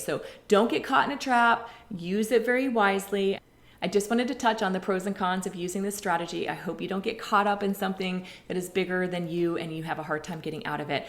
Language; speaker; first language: English; native; English